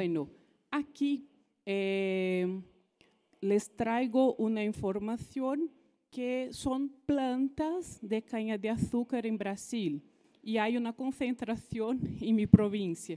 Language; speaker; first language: Spanish; non-native, fluent; Portuguese